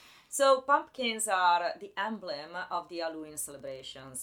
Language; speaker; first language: English; non-native, fluent; Italian